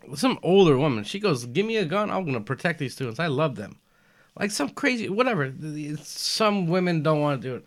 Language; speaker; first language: English; early bilingual, other home language; Albanian